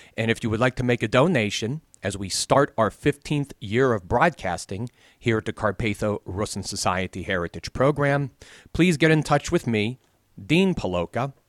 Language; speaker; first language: English; native; English